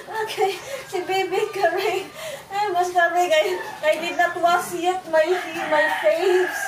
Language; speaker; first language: English; non-native, learner; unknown